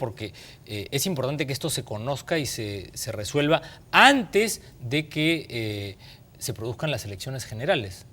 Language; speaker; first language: Spanish; native; Spanish